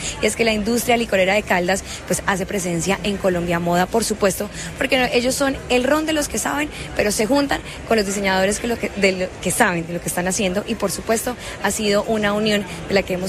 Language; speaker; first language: Spanish; native; Spanish